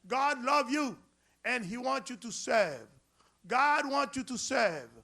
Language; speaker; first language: English; non-native, learner; Haitian Creole